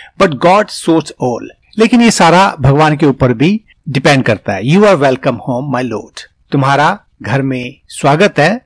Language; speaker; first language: Hindi; native; Hindi